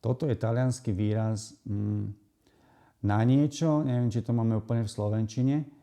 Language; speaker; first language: Slovak; native; Slovak